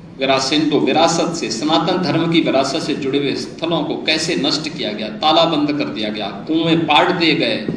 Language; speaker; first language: Hindi; native; Hindi